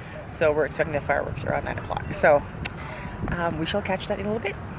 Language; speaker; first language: English; non-native, local second language; Filipino